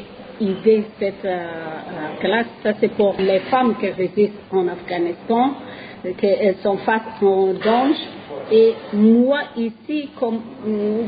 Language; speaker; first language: French; non-native, learner; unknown